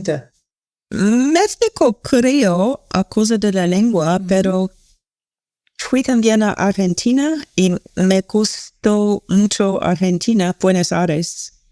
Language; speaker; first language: Spanish; non-native, learner; English